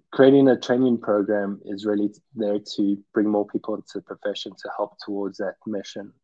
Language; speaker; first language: English; native; English